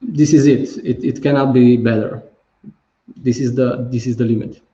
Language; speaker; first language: English; non-native, fluent; Slovenian